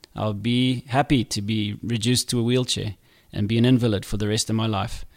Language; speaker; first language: English; native; English